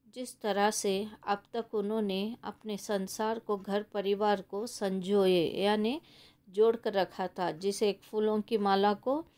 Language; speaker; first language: Hindi; non-native, local second language; Kannada